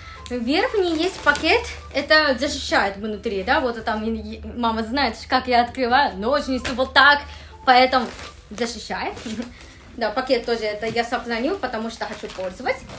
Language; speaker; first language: Russian; non-native, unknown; Japanese